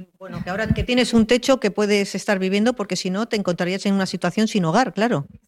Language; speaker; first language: Spanish; native; Spanish